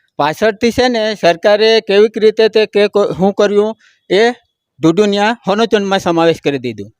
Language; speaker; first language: Gujarati; non-native, local second language; Kukna